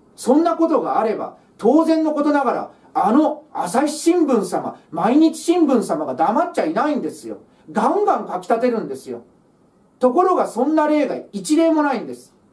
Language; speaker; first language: Japanese; native; Japanese